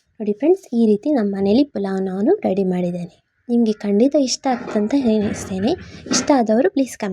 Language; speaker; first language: Kannada; native; Kannada